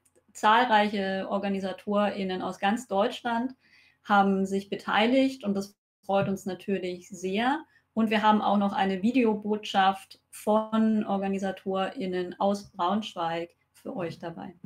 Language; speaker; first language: German; native; German